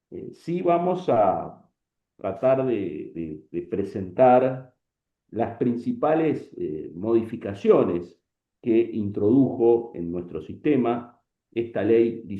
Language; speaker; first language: Spanish; native; Spanish